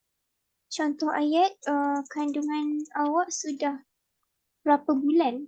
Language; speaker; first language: Malay; native; Malay